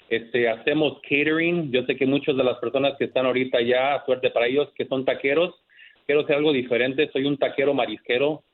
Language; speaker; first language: Spanish; early bilingual, heritage; Spanish